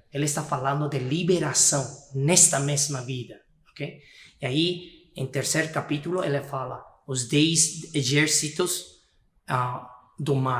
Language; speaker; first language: Portuguese; non-native, fluent; Spanish